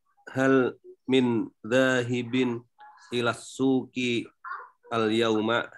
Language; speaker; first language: Arabic; non-native, learner; Indonesian